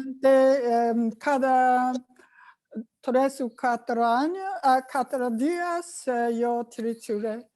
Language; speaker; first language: Spanish; non-native, learner; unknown